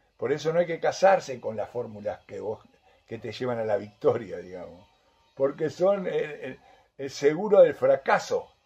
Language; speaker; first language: Spanish; native; Spanish